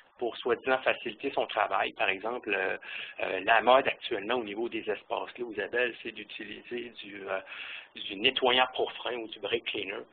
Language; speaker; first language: French; native; French